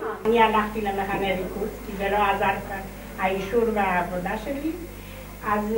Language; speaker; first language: Hebrew; non-native, fluent; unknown